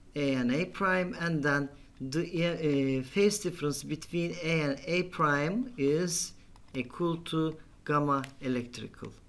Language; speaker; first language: English; non-native, fluent; Turkish